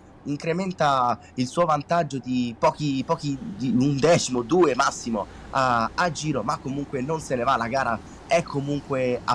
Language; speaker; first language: Italian; native; Italian